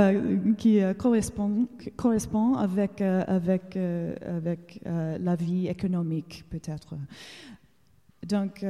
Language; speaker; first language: French; non-native, learner; English